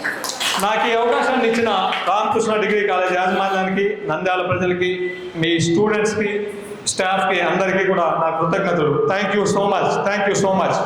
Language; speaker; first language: Telugu; native; Telugu